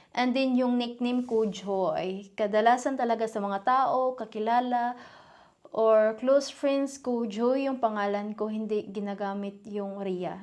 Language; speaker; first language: Filipino; non-native, local second language; Cebuano